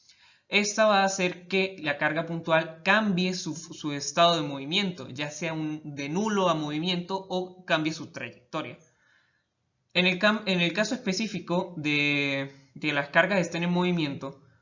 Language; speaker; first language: Spanish; native; Spanish